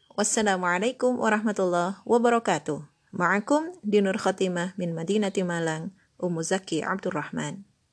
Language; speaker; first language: Arabic; non-native, learner; Indonesian